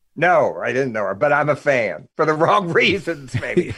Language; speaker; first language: English; native; English